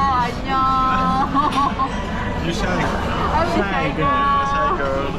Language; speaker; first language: Korean; non-native, learner; Indonesian